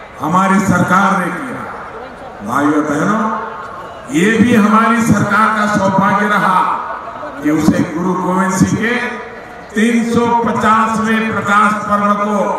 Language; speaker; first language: Hindi; non-native, local second language; Gujarati